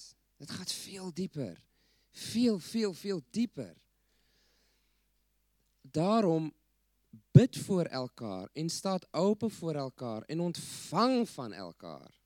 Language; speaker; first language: Dutch; non-native, fluent; English